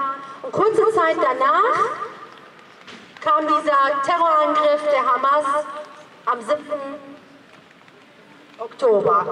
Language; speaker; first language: German; early bilingual, other home language; Persian